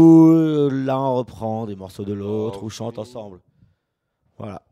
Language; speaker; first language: French; native; French